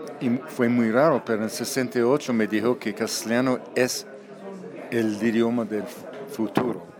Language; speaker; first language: Spanish; non-native, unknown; English